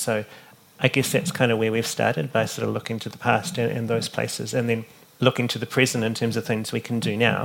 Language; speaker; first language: English; native; English